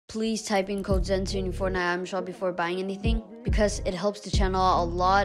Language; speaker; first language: English; native; English